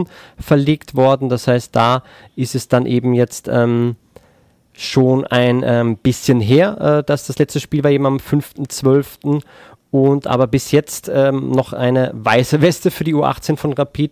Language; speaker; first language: German; native; German